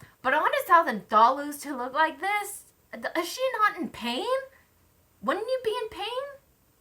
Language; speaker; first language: English; native; English